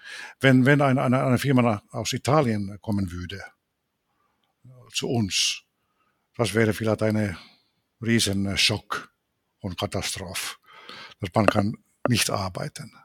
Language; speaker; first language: German; non-native, fluent; Finnish